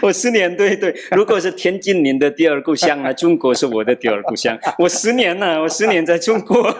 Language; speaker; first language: Chinese; non-native, fluent; Madurese